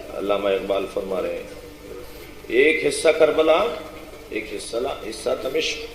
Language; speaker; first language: Urdu; non-native, local second language; Sindhi